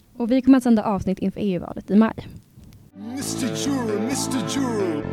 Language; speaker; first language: Swedish; native; Swedish